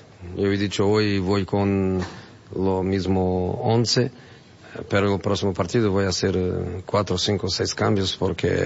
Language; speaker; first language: Spanish; non-native, fluent; Portuguese